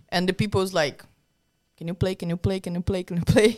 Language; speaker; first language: English; non-native, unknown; Portuguese